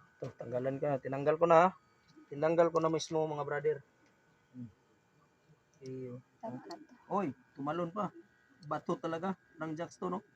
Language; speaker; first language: Filipino; non-native, local second language; Cebuano